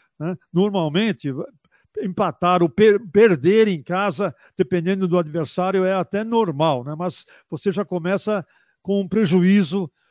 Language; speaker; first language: Portuguese; early bilingual, other home language; German